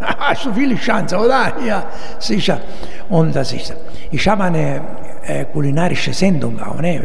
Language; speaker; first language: German; non-native, learner; Italian